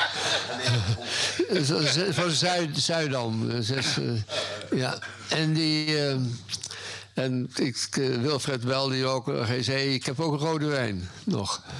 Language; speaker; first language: Dutch; native; Dutch